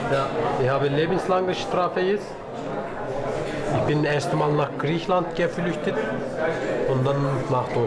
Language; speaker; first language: German; non-native, learner; Turkish